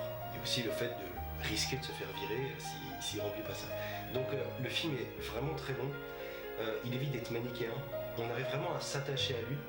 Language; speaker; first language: French; native; French